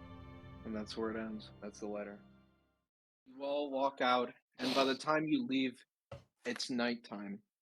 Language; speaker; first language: English; native; English